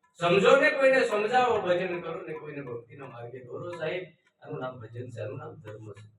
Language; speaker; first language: Gujarati; native; Gujarati